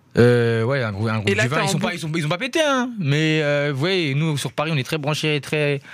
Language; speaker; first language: French; native; French